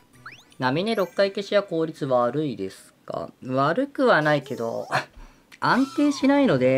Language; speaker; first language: Japanese; native; Japanese